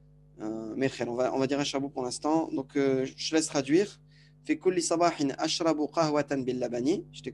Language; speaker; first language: French; native; French